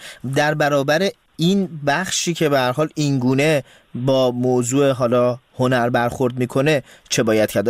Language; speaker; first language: Persian; native; Persian